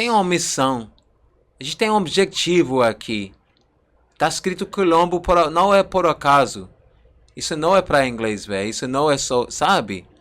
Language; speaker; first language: Portuguese; non-native, learner; English